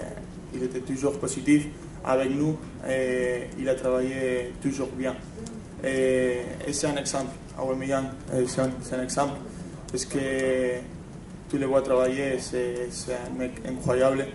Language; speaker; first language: French; non-native, fluent; Spanish